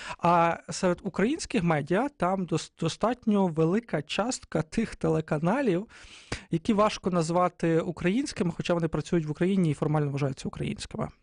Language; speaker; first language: Ukrainian; native; Ukrainian